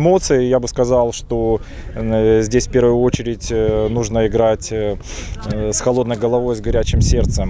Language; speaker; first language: Russian; native; Russian